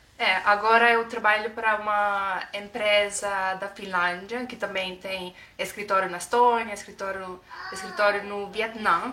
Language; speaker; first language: Portuguese; non-native, fluent; Estonian